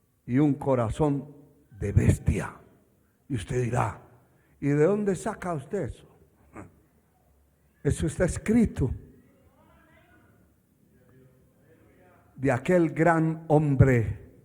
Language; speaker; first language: Spanish; native; Spanish